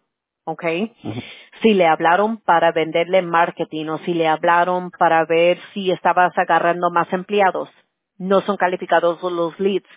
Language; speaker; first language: Spanish; early bilingual, heritage; Spanish